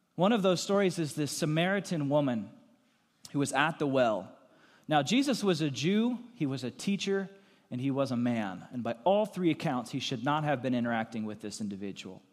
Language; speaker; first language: English; native; English